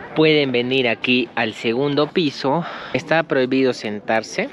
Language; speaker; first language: Spanish; native; Spanish